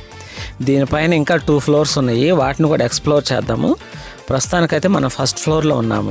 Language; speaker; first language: Telugu; native; Telugu